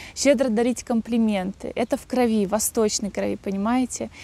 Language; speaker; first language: Russian; native; Russian